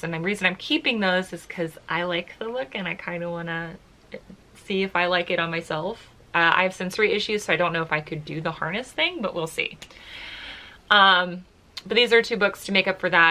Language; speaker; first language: English; native; English